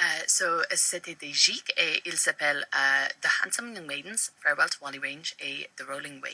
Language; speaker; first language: French; non-native, learner; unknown